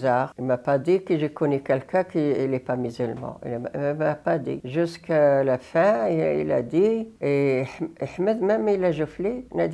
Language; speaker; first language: French; non-native, learner; Arabic